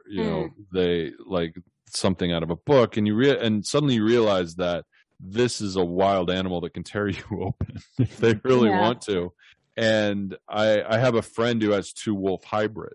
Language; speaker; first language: English; native; English